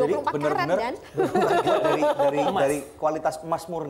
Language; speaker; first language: Indonesian; native; Indonesian